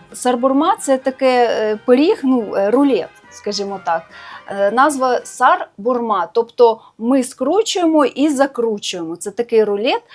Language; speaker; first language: Ukrainian; non-native, local second language; Russian